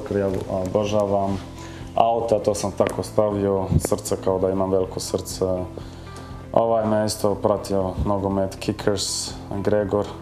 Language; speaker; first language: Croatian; early bilingual, heritage; Croatian